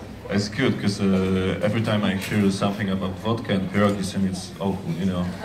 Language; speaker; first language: English; non-native, fluent; Polish